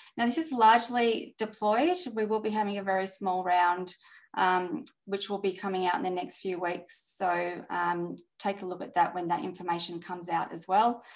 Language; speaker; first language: English; native; English